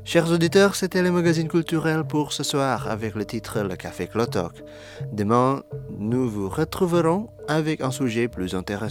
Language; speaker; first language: French; non-native, fluent; Indonesian